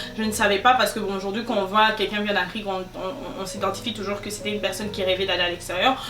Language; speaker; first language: French; non-native, local second language; Lingala